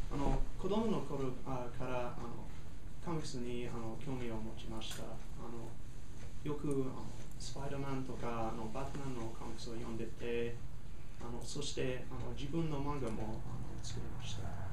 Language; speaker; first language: Japanese; non-native, learner; English